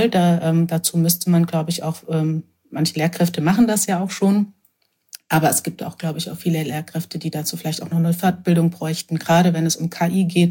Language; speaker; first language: German; native; German